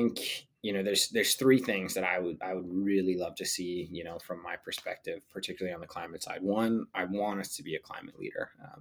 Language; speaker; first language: English; native; English